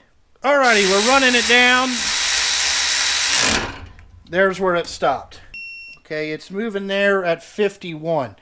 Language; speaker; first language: English; native; English